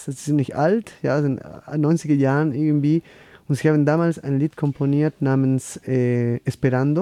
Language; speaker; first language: German; non-native, fluent; Spanish